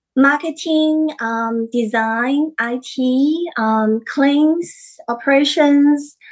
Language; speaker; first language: English; non-native, fluent; Chinese